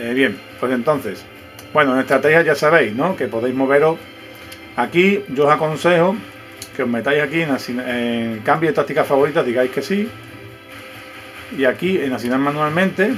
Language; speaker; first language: Spanish; native; Spanish